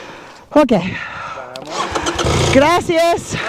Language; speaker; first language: Spanish; non-native, learner; English